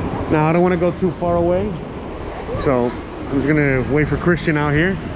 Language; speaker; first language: English; native; English